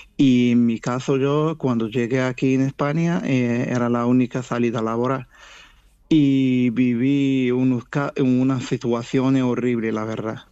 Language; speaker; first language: Spanish; non-native, fluent; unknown